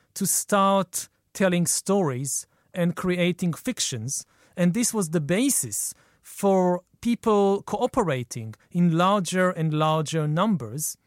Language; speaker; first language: English; non-native, fluent; Hebrew